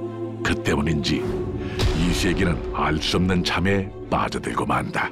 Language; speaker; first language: Korean; native; Korean